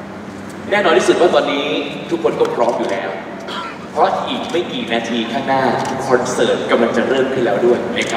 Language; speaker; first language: Thai; native; Thai